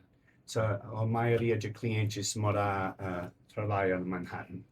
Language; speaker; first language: Portuguese; non-native, learner; English